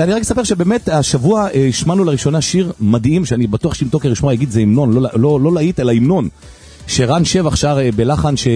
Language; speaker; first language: Hebrew; native; Hebrew